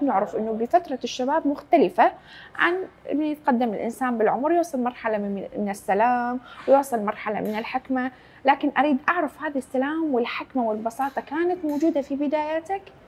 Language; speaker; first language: Arabic; native; Arabic